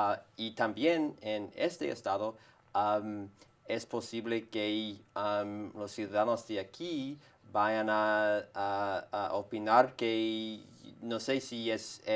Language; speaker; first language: Spanish; non-native, fluent; English